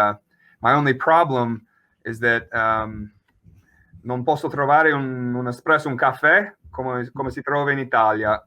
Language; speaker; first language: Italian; non-native, fluent; English